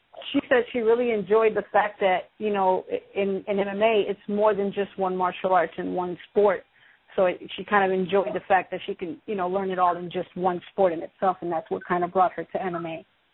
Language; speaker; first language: English; early bilingual, other home language; Spanish